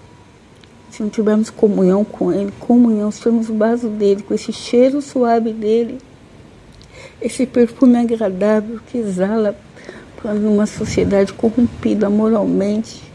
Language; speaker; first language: Portuguese; native; Portuguese